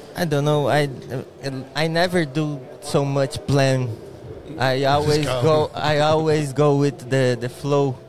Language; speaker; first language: English; non-native, learner; Portuguese